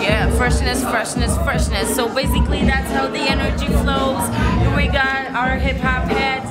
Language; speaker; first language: English; non-native, fluent; Polish